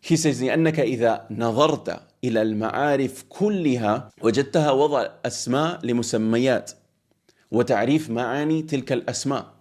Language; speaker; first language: Arabic; non-native, fluent; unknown